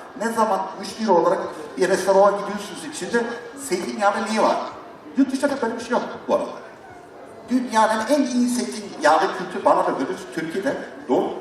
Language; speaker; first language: Turkish; non-native, learner; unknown